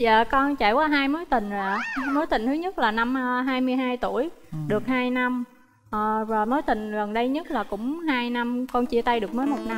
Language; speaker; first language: Vietnamese; native; Vietnamese